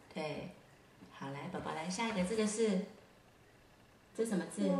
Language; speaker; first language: Chinese; native; Chinese